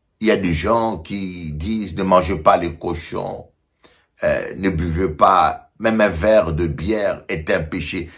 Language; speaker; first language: French; non-native, local second language; Lingala